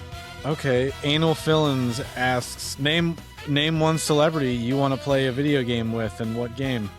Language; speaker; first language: English; native; English